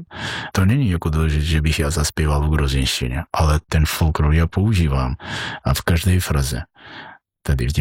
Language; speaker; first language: Czech; non-native, learner; Georgian